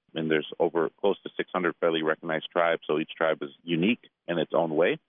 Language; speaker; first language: English; native; English